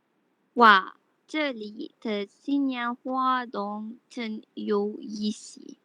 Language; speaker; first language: Chinese; non-native, learner; Malay